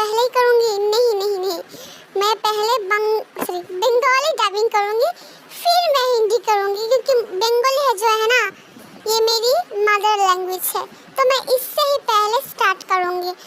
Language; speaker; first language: Hindi; non-native, fluent; Bangla